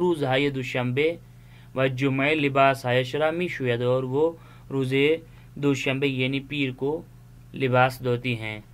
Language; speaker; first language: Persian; non-native, fluent; Urdu